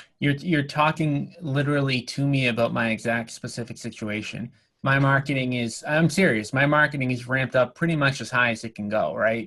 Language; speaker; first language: English; native; English